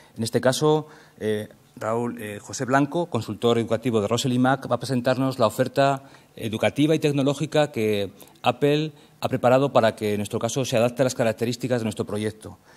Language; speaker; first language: Spanish; native; Spanish